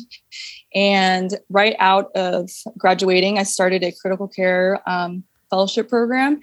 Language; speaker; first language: English; native; English